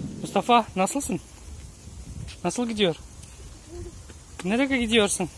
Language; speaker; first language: Turkish; non-native, learner; Russian